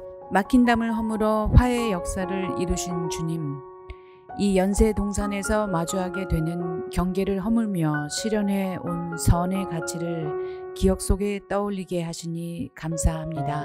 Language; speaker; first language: Korean; native; Korean